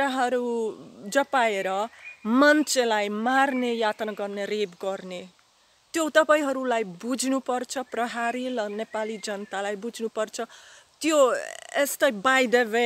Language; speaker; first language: Nepali; non-native, fluent; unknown